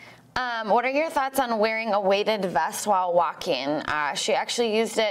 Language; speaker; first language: English; native; English